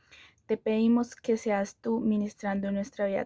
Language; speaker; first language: Spanish; native; Spanish